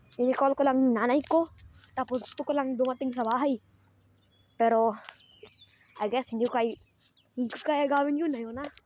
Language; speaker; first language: Filipino; non-native, learner; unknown